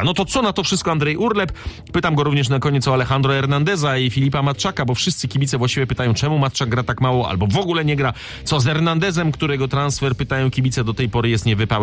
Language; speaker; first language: Polish; native; Polish